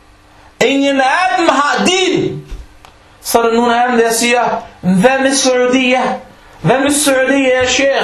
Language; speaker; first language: Danish; non-native, fluent; Arabic